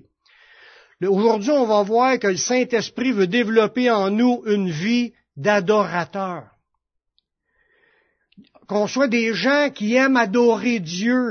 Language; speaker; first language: French; native; French